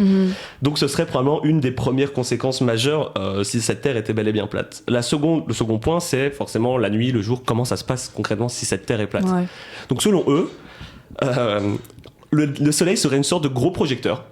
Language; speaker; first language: French; native; French